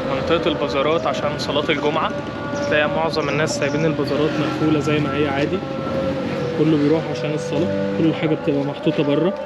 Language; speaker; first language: Egyptian Arabic; native; Egyptian Arabic